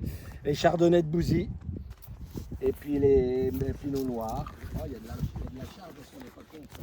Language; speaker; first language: French; native; French